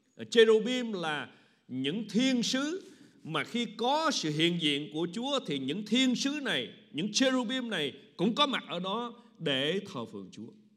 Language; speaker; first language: Vietnamese; native; Vietnamese